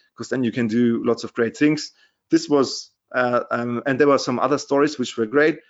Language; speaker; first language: English; non-native, fluent; German